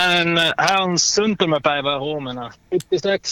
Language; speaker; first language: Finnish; non-native, local second language; Swedish